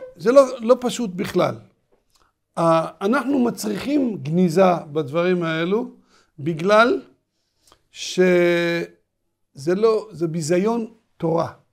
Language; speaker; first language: Hebrew; native; Hebrew